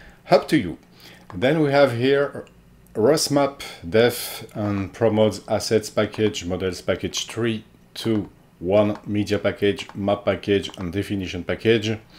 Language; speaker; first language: English; non-native, fluent; French